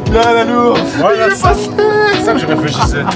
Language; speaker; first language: French; native; French